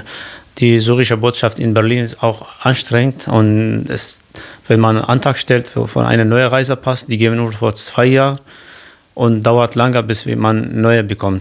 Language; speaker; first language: German; non-native, learner; Arabic